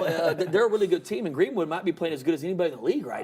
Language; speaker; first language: English; native; English